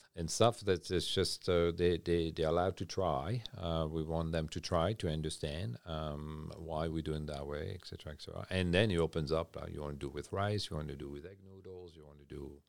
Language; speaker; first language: English; non-native, fluent; French